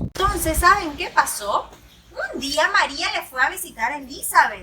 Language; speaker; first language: Spanish; native; Spanish